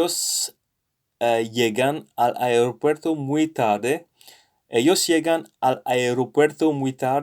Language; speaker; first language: Spanish; non-native, learner; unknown